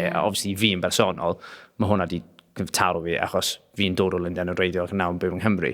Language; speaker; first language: Welsh; non-native, local second language; English